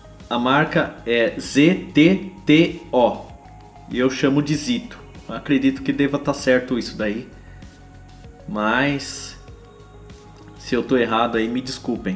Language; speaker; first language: Portuguese; native; Portuguese